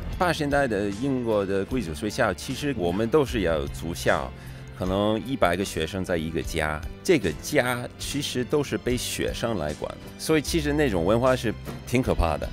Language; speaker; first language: Chinese; non-native, fluent; English